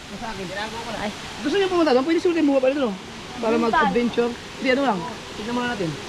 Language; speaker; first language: Filipino; native; Filipino